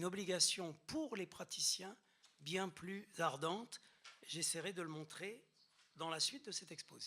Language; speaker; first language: French; native; French